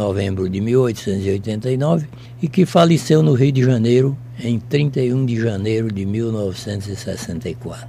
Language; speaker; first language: Portuguese; native; Portuguese